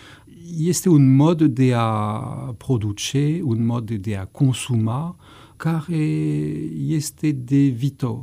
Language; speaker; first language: Romanian; non-native, fluent; French